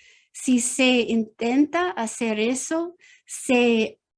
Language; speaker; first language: Spanish; non-native, learner; English